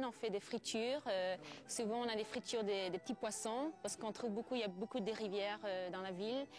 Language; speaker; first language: French; non-native, fluent; Vietnamese